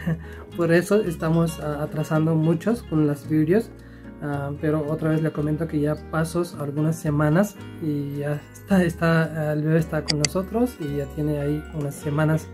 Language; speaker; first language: Spanish; non-native, learner; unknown